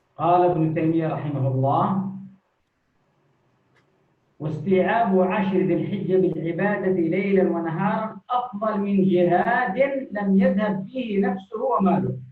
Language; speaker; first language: Arabic; native; Arabic